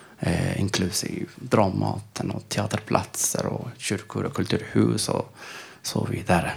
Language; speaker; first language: Swedish; non-native, fluent; Persian